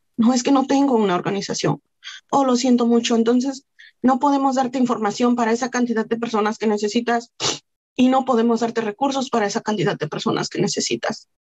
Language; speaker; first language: Spanish; non-native, local second language; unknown